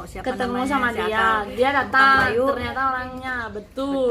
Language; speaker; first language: Indonesian; non-native, fluent; Spanish